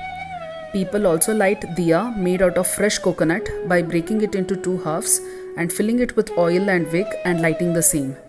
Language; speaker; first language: English; non-native, local second language; Kannada